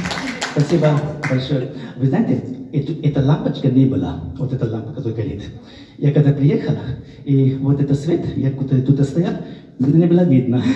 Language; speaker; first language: Russian; non-native, fluent; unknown